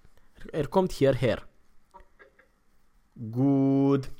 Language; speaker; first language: German; non-native, fluent; Romanian